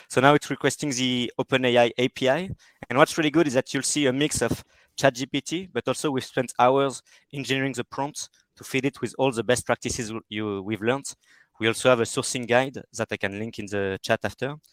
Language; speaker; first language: English; non-native, fluent; French